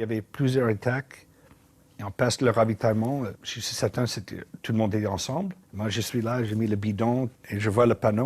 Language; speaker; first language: French; non-native, learner; English